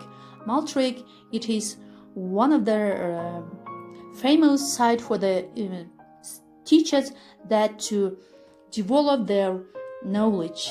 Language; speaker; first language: English; non-native, fluent; Kyrgyz